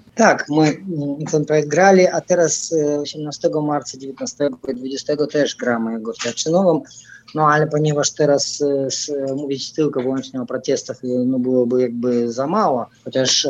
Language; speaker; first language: Polish; non-native, fluent; Russian